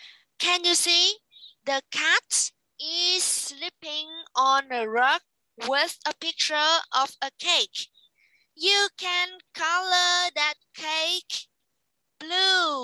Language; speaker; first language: English; non-native, fluent; Vietnamese